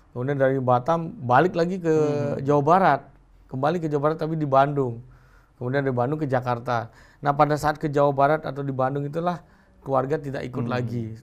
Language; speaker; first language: Indonesian; native; Indonesian